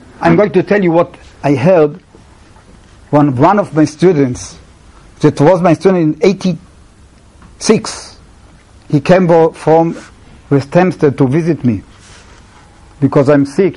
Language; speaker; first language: English; non-native, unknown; Hebrew